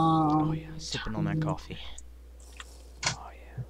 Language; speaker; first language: English; native; English